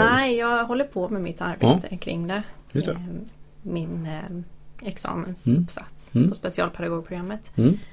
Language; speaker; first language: Swedish; native; Swedish